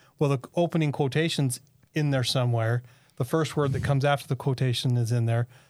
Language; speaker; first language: English; native; English